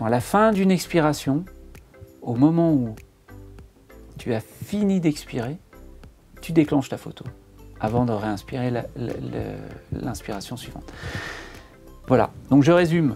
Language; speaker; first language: French; native; French